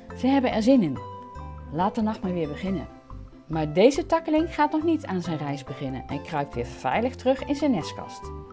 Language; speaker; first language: Dutch; native; Dutch